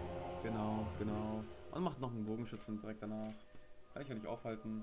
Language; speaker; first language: German; native; German